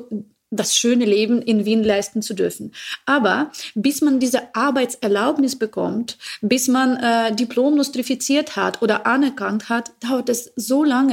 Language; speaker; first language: German; non-native, fluent; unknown